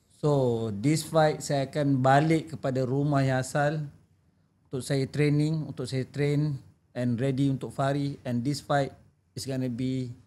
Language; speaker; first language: Malay; native; Malay